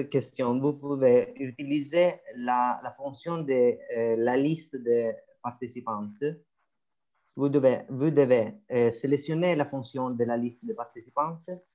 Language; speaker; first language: French; non-native, fluent; Italian